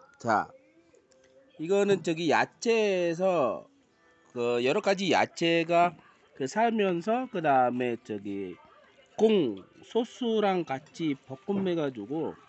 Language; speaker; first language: Korean; non-native, learner; Indonesian